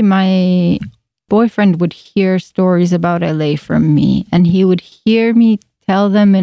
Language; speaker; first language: English; non-native, fluent; Italian